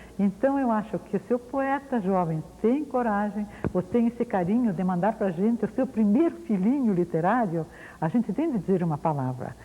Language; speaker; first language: Portuguese; early bilingual, other home language; Ukrainian